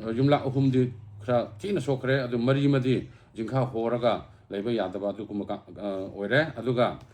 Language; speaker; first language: Manipuri; non-native, local second language; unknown